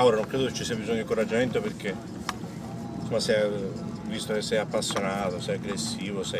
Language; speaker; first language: Italian; native; Italian